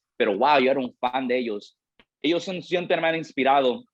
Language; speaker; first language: Spanish; early bilingual, heritage; Spanish